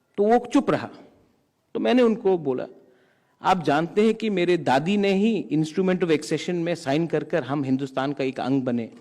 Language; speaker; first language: Hindi; non-native, local second language; Kok Borok